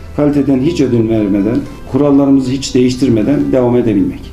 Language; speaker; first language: Turkish; native; Turkish